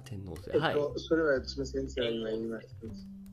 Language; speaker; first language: Japanese; non-native, learner; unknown